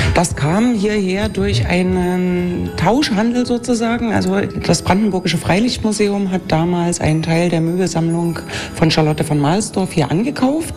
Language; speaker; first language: German; native; German